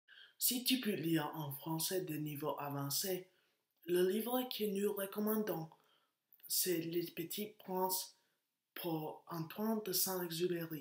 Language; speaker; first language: French; non-native, learner; Spanish